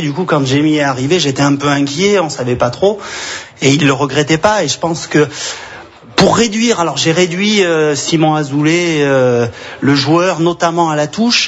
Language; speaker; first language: French; native; French